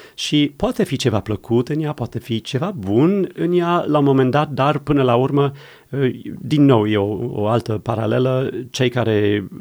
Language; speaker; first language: Romanian; non-native, fluent; English